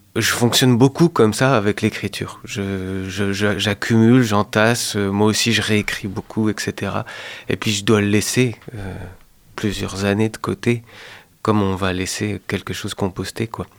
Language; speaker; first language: French; native; French